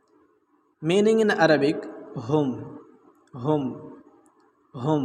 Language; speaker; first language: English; non-native, learner; Urdu